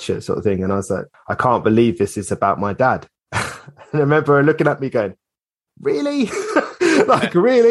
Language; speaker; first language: English; native; English